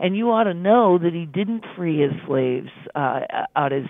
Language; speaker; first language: English; native; English